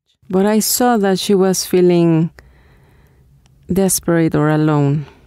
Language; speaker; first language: English; non-native, fluent; Spanish